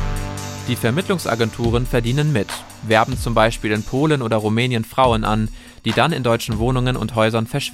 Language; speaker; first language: German; native; German